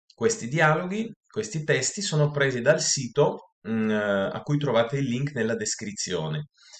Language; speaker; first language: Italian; non-native, fluent; Russian